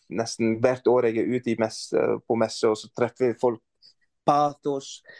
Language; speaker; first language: Norwegian; non-native, fluent; Arabic